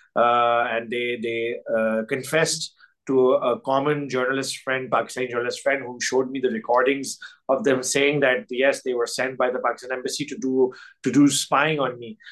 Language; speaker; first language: English; non-native, local second language; Urdu